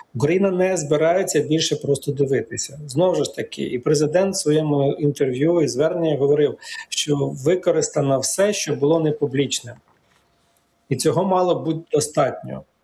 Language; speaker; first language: Ukrainian; native; Ukrainian